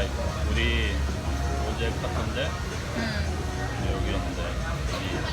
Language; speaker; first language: Korean; non-native, learner; Norwegian